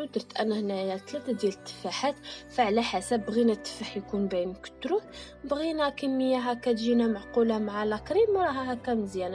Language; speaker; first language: Arabic; native; Arabic